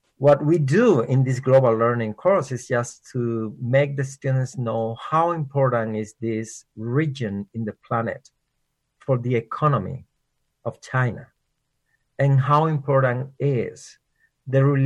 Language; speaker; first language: English; non-native, fluent; Spanish